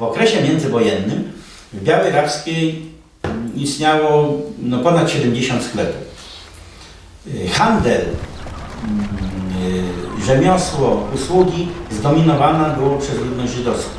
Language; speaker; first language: Polish; native; Polish